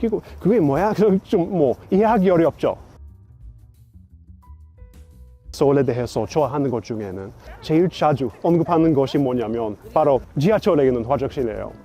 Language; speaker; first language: Korean; non-native, fluent; English